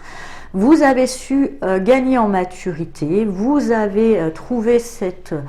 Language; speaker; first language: French; native; French